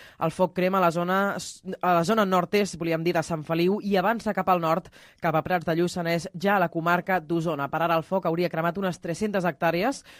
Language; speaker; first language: Catalan; native; Catalan